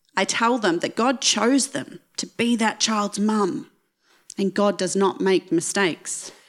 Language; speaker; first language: English; native; English